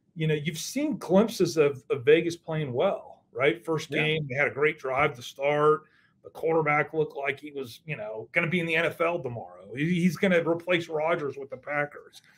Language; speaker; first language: English; native; English